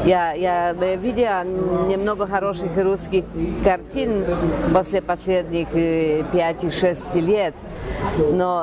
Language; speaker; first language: Russian; non-native, learner; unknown